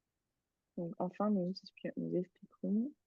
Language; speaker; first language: French; native; French